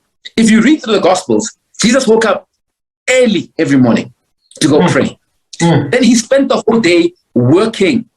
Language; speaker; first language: English; non-native, local second language; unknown